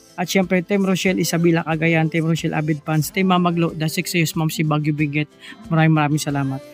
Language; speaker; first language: Filipino; non-native, local second language; Cebuano